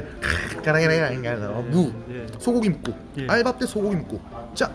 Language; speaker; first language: Korean; native; Korean